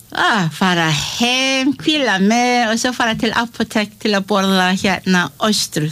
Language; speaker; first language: Icelandic; non-native, learner; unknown